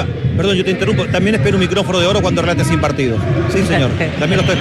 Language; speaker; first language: Spanish; native; Spanish